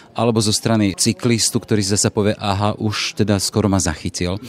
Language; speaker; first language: Slovak; native; Slovak